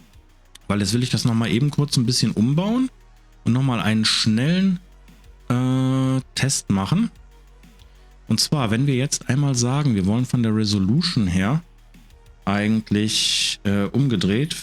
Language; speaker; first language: German; native; German